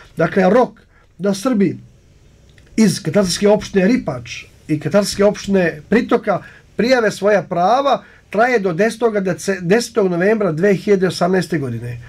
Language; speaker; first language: Serbian; native; Serbian